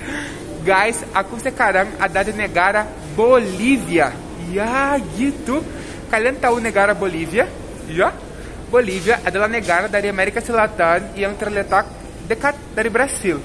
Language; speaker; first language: Indonesian; non-native, fluent; Portuguese